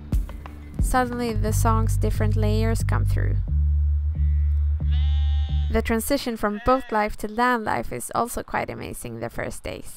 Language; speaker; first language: English; non-native, fluent; Swedish